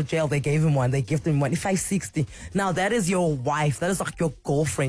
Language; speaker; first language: English; non-native, local second language; Xhosa